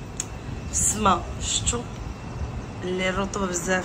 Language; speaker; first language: Arabic; native; Arabic